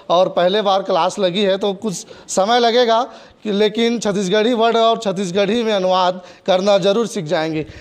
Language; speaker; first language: Hindi; non-native, local second language; Chhattisgarhi